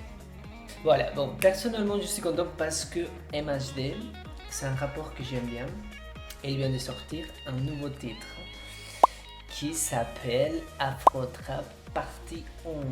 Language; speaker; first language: French; non-native, fluent; Spanish